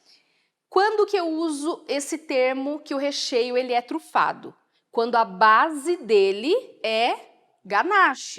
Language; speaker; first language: Portuguese; native; Portuguese